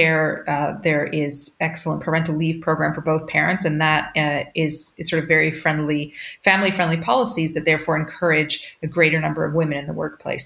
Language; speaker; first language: English; native; English